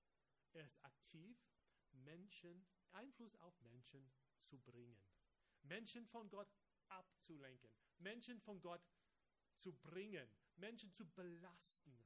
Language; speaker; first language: German; non-native, fluent; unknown